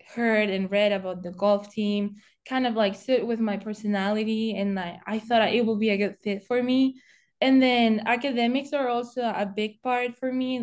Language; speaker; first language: English; non-native, fluent; Spanish